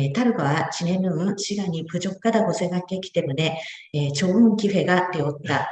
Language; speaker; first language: Korean; non-native, fluent; Japanese